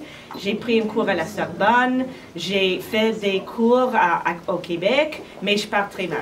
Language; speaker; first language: French; non-native, learner; English